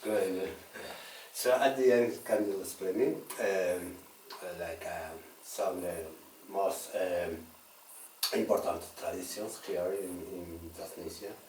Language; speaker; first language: English; non-native, learner; Spanish